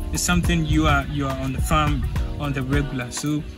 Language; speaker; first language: English; non-native, local second language; Akan